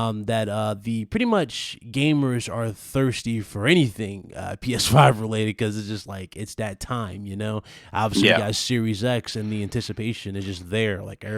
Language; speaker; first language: English; native; English